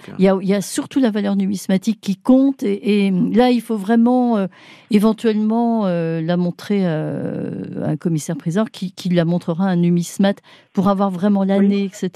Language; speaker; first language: French; native; French